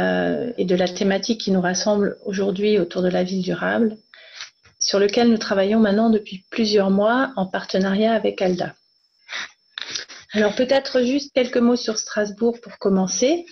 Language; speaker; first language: French; native; French